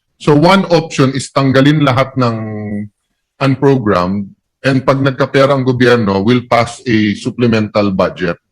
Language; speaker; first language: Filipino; native; Filipino